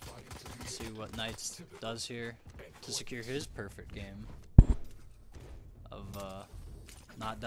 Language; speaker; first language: English; native; English